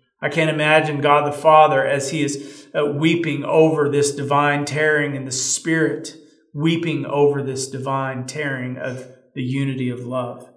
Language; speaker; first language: English; native; English